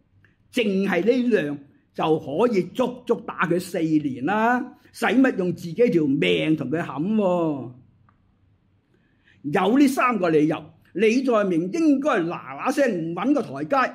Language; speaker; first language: Chinese; native; Chinese